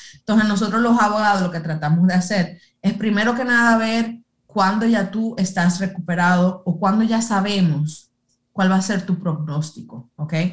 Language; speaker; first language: Spanish; early bilingual, heritage; Spanish